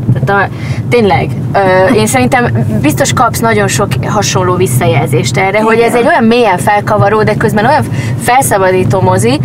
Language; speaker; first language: Hungarian; native; Hungarian